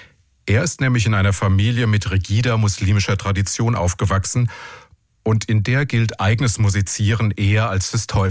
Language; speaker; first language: German; native; German